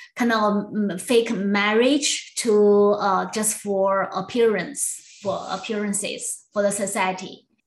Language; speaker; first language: English; non-native, learner; Chinese